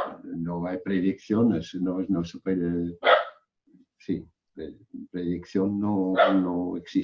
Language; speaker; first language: Spanish; non-native, fluent; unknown